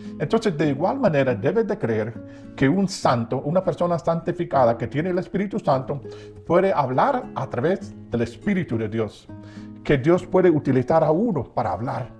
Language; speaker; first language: Spanish; non-native, fluent; English